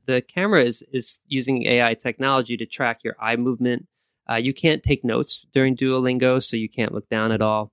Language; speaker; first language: English; native; English